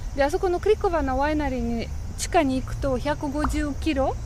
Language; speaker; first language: Japanese; non-native, fluent; Romanian